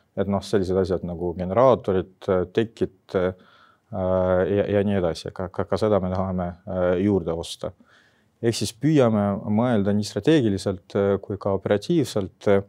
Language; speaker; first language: Estonian; non-native, local second language; Russian